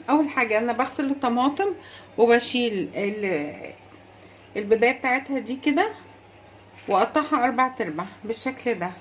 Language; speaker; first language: Arabic; native; Arabic